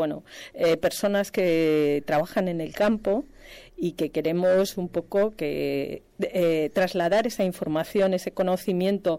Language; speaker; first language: Spanish; native; Spanish